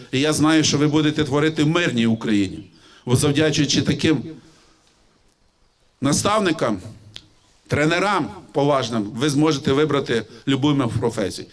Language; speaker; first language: Ukrainian; native; Ukrainian